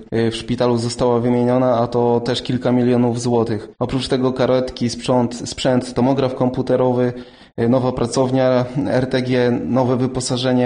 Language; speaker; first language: Polish; native; Polish